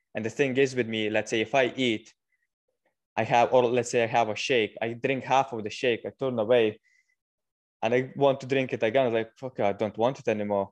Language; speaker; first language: English; non-native, fluent; Lithuanian